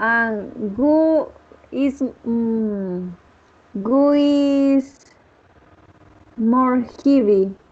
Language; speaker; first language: English; non-native, learner; Spanish